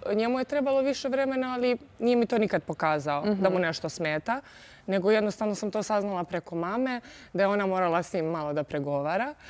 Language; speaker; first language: Serbian; native; Serbian